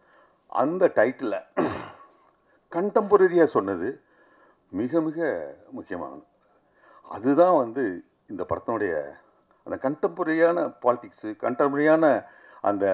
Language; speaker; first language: Tamil; native; Tamil